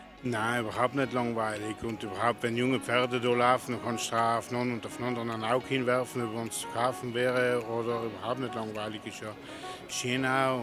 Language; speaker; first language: German; native; German